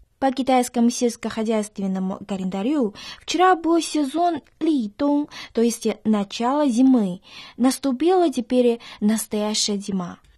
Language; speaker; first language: Russian; non-native, fluent; Chinese